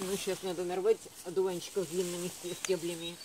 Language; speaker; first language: Russian; native; Russian